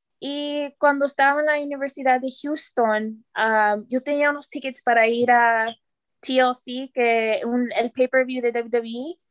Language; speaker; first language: Spanish; early bilingual, heritage; Spanish